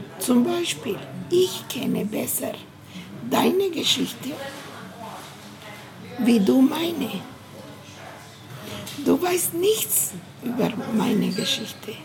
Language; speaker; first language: German; non-native, learner; Spanish